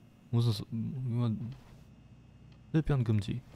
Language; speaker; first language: Korean; non-native, fluent; German